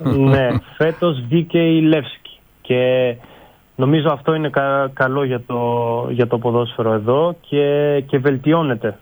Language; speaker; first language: Greek; non-native, fluent; Bulgarian